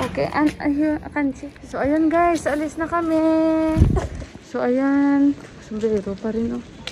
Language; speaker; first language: Filipino; native; Filipino